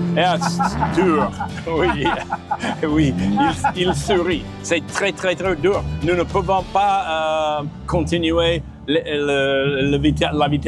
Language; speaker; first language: French; non-native, learner; English